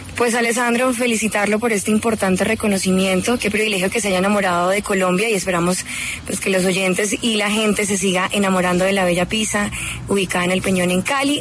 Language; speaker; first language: Spanish; native; Spanish